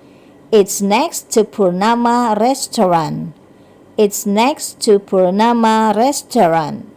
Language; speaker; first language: English; non-native, fluent; Indonesian